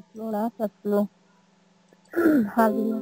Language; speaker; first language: Arabic; non-native, learner; Bangla